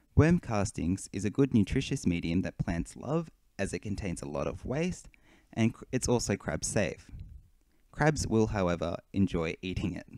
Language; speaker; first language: English; native; English